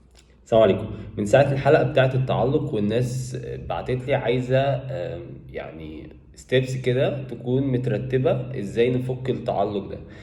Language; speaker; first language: Arabic; native; Arabic